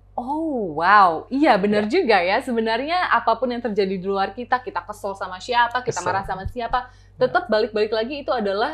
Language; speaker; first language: Indonesian; native; Indonesian